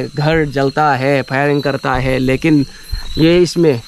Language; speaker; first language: Hindi; non-native, local second language; Manipuri